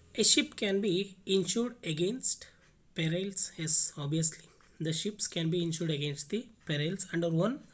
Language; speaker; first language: English; non-native, local second language; Kannada